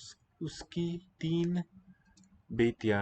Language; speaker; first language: Hindi; non-native, learner; English